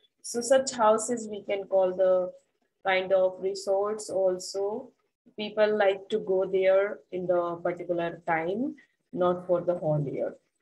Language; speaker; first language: English; non-native, local second language; Hindi